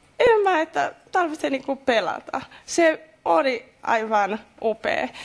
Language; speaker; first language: Finnish; non-native, fluent; Kinyarwanda